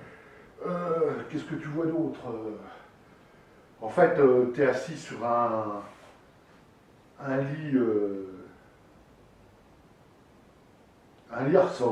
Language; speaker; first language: French; native; French